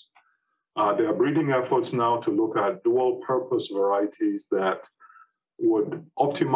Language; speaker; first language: English; non-native, local second language; Yoruba